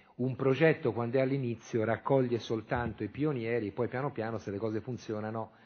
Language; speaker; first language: Italian; native; Italian